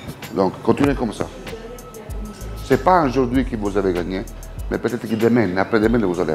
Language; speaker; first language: French; non-native, learner; Italian